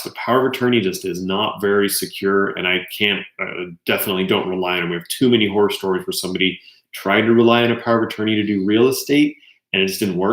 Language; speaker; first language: English; native; English